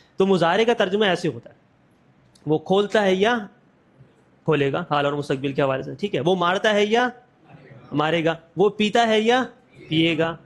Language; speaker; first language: Urdu; native; Urdu